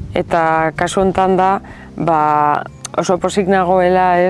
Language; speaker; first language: Basque; non-native, local second language; Spanish